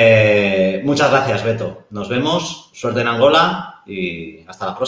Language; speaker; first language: Spanish; native; Spanish